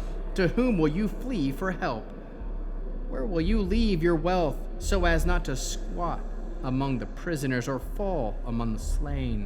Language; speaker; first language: English; native; English